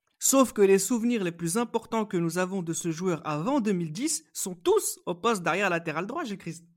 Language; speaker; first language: French; native; French